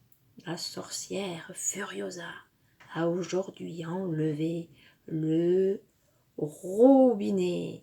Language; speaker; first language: French; native; French